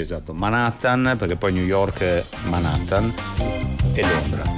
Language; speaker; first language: Italian; native; Italian